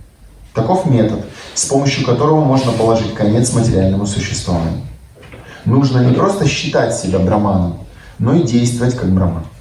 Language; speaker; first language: Russian; native; Russian